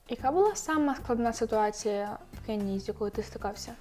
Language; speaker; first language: Ukrainian; native; Ukrainian